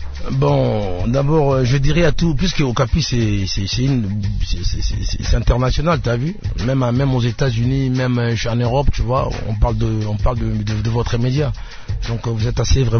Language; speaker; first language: French; non-native, local second language; Lingala